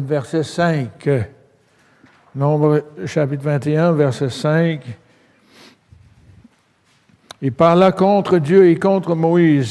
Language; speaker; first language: French; native; French